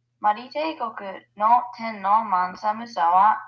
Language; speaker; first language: Japanese; non-native, learner; English